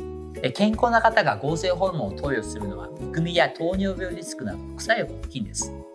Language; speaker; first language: Japanese; native; Japanese